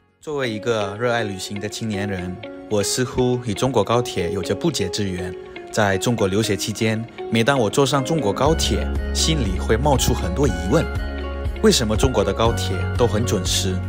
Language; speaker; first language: Chinese; non-native, fluent; Indonesian